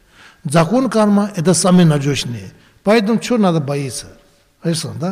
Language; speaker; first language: Russian; non-native, learner; Tibetan